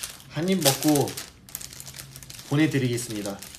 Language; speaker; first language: Korean; early bilingual, heritage; Korean